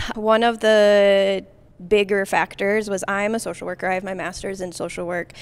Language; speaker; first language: English; native; English